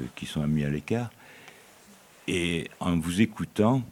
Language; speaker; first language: French; native; French